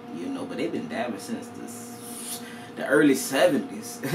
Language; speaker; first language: English; native; English